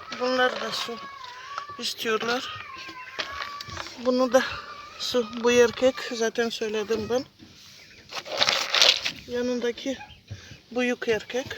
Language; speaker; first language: Turkish; non-native, learner; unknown